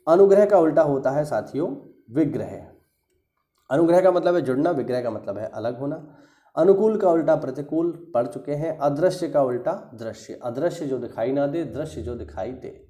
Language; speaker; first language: Hindi; native; Hindi